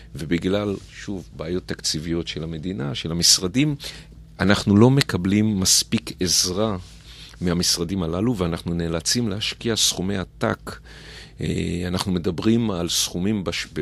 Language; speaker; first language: Hebrew; native; Hebrew